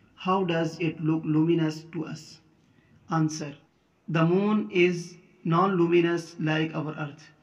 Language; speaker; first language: English; non-native, local second language; Urdu